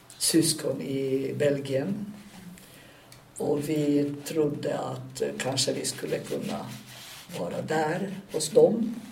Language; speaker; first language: Swedish; non-native, fluent; Hungarian